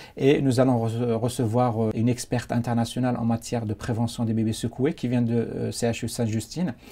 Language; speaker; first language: French; non-native, local second language; Arabic